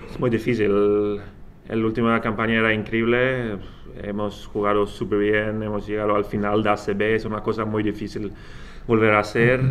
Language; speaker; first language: Spanish; non-native, fluent; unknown